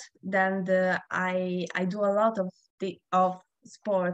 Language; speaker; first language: English; non-native, learner; Italian